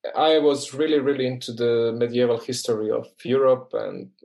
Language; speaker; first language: English; non-native, fluent; Croatian